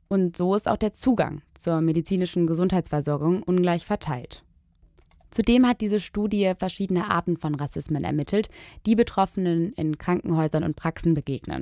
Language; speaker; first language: German; native; German